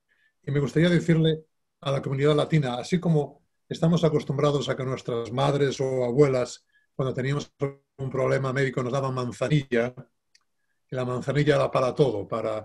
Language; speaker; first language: Spanish; native; Spanish